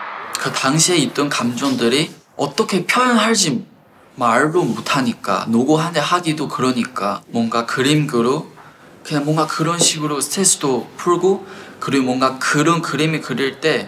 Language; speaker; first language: Korean; non-native, fluent; Chinese